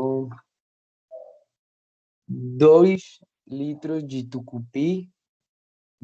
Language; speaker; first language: Portuguese; non-native, learner; Spanish